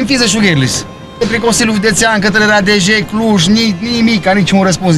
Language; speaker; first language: Romanian; native; Romanian